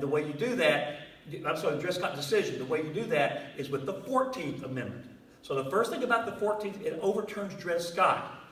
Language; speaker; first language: English; native; English